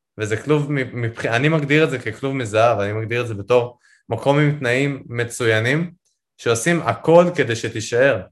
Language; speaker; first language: Hebrew; native; Hebrew